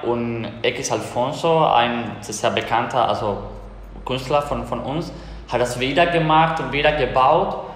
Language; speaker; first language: German; non-native, fluent; Spanish